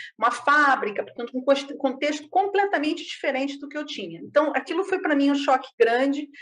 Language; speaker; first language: Portuguese; native; Portuguese